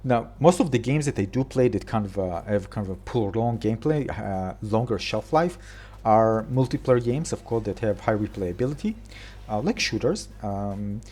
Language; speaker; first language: English; non-native, fluent; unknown